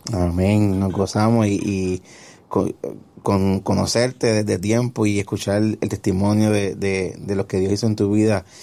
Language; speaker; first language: Spanish; native; Spanish